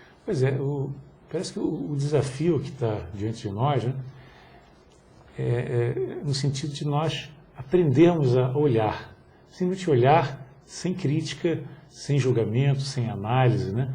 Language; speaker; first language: Portuguese; native; Portuguese